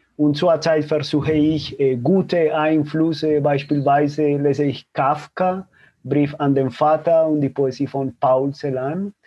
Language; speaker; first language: German; non-native, fluent; Spanish